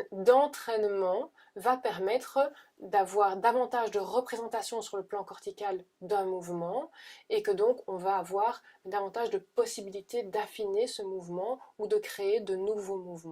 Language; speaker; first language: French; native; French